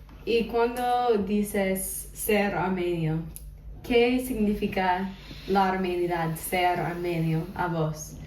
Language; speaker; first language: Spanish; non-native, fluent; English